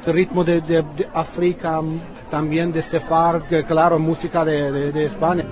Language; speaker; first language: Spanish; non-native, learner; Persian